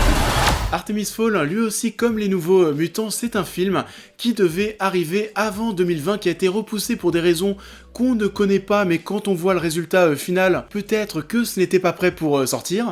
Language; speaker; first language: French; native; French